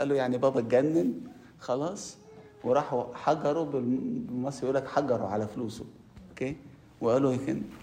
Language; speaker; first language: Arabic; early bilingual, heritage; Arabic